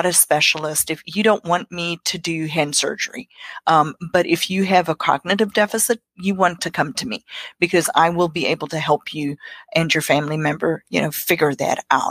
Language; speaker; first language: English; non-native, local second language; Afrikaans